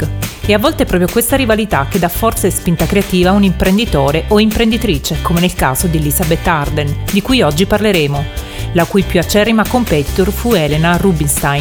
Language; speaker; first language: Italian; native; Italian